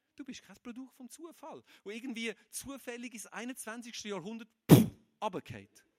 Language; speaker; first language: German; native; German